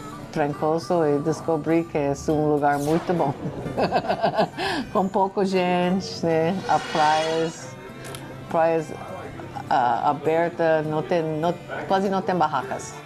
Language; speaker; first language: Portuguese; non-native, learner; English